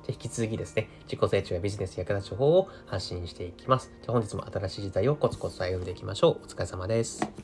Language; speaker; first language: Japanese; native; Japanese